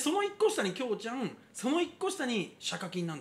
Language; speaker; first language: Japanese; native; Japanese